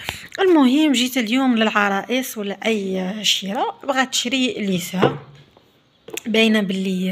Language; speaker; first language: Arabic; native; Arabic